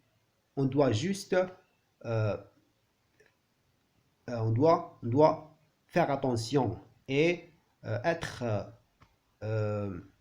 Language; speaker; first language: French; non-native, learner; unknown